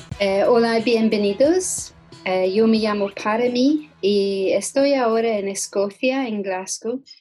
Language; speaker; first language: Spanish; non-native, fluent; English